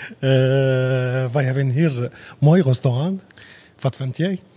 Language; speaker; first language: Dutch; non-native, learner; Arabic